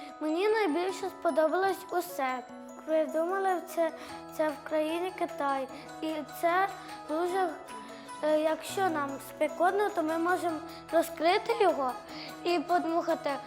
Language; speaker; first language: Ukrainian; native; Ukrainian